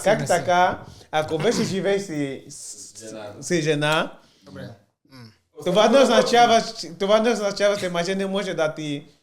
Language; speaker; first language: Bulgarian; non-native, learner; Portuguese